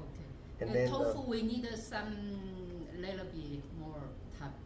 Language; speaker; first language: English; non-native, learner; Chinese